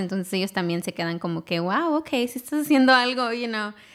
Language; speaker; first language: Spanish; early bilingual, heritage; Spanish